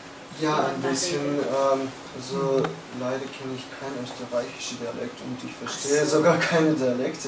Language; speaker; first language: German; non-native, learner; Russian